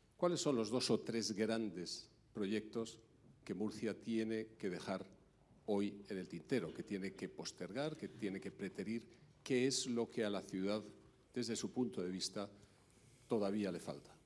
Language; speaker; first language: Spanish; native; Spanish